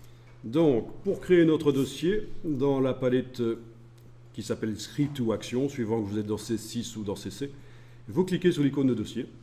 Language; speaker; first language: French; native; French